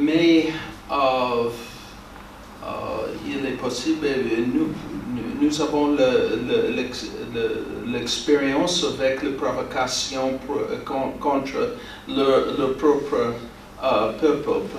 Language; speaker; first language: French; non-native, learner; English